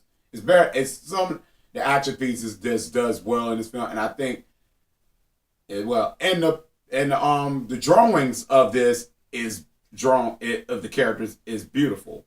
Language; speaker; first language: English; native; English